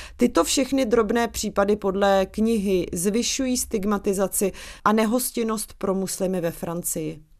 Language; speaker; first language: Czech; native; Czech